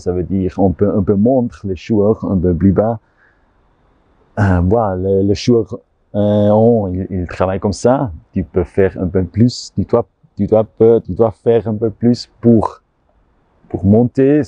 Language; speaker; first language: French; non-native, learner; German